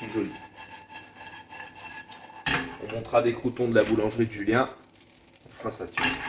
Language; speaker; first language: French; native; French